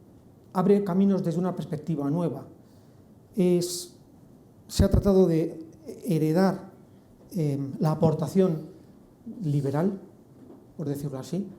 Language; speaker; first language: Spanish; native; Spanish